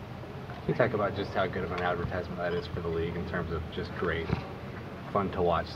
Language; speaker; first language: English; native; English